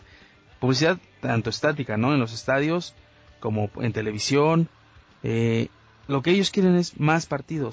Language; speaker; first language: Spanish; native; Spanish